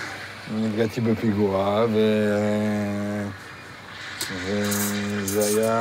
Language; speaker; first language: Hebrew; non-native, learner; French